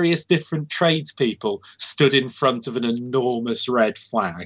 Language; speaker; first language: English; native; English